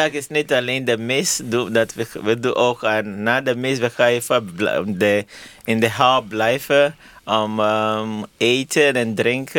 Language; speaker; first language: Dutch; non-native, learner; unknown